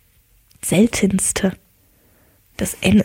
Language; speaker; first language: German; native; German